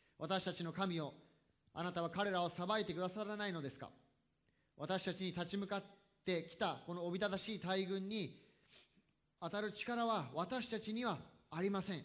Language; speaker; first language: Japanese; native; Japanese